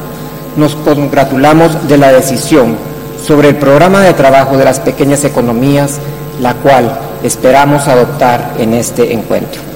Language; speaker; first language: Spanish; native; Spanish